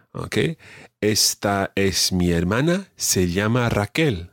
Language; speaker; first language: Spanish; non-native, fluent; English